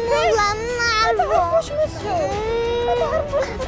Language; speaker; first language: Arabic; native; Arabic